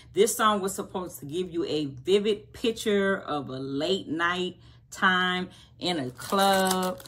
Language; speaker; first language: English; native; English